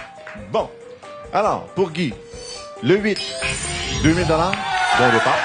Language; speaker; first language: French; native; French